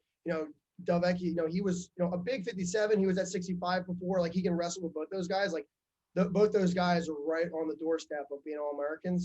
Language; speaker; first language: English; native; English